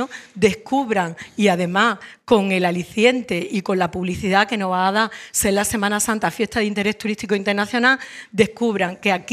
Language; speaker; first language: Spanish; native; Spanish